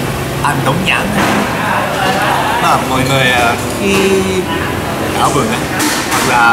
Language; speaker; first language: Vietnamese; non-native, learner; Japanese